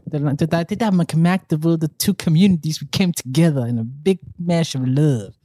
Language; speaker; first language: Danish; early bilingual, other home language; Somali